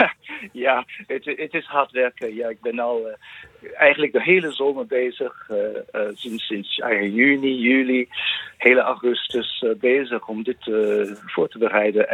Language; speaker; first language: Dutch; non-native, fluent; English